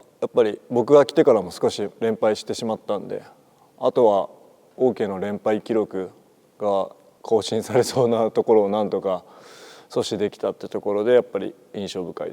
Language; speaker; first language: Japanese; native; Japanese